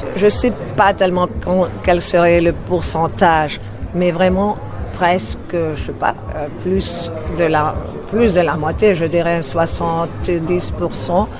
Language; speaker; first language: French; non-native, fluent; Spanish